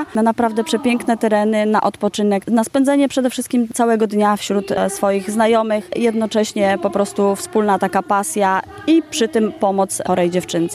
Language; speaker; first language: Polish; native; Polish